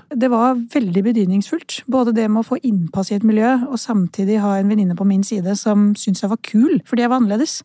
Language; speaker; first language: Norwegian; early bilingual, other home language; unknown